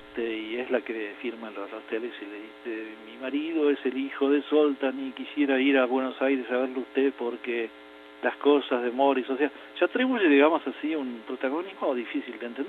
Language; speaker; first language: Spanish; native; Spanish